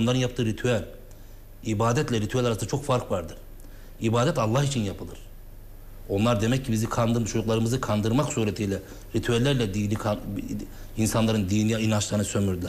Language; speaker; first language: Turkish; native; Turkish